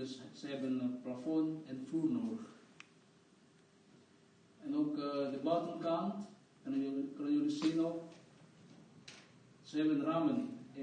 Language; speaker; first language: Dutch; non-native, fluent; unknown